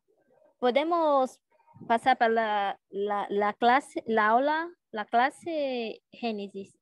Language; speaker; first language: Spanish; non-native, learner; Portuguese